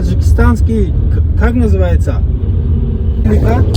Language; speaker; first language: Russian; non-native, local second language; Tajik